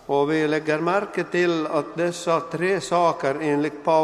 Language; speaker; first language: Swedish; non-native, local second language; Finnish